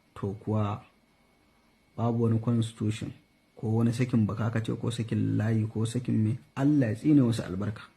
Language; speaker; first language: Hausa; native; Hausa